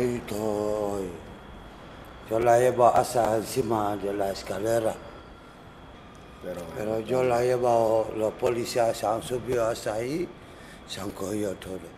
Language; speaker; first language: Spanish; non-native, learner; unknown